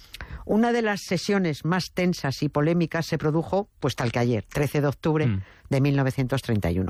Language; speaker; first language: Spanish; native; Spanish